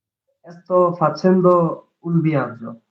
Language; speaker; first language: Italian; non-native, learner; Bangla